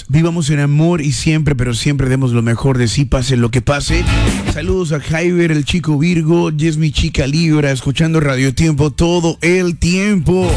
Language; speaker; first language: Spanish; native; Spanish